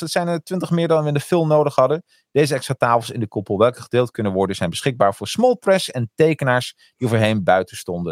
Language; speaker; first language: Dutch; native; Dutch